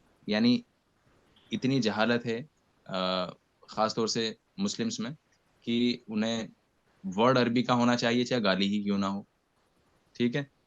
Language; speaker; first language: Hindi; native; Hindi